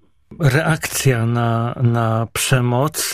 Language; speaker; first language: Polish; native; Polish